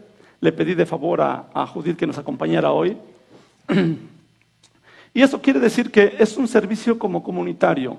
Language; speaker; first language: Spanish; native; Spanish